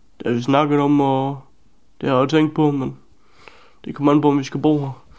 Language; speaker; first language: Danish; native; Danish